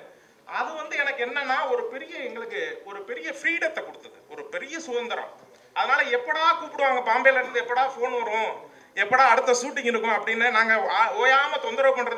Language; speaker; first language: Tamil; native; Tamil